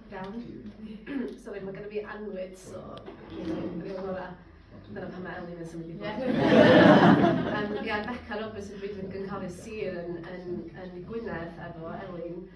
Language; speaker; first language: Welsh; native; Welsh